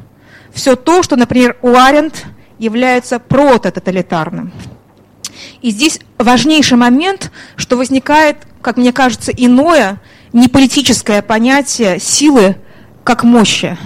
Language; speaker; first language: Russian; native; Russian